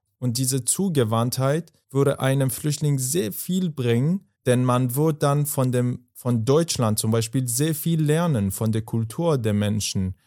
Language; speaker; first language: German; non-native, fluent; Persian